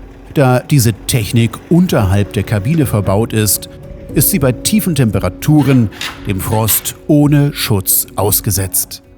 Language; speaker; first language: German; native; German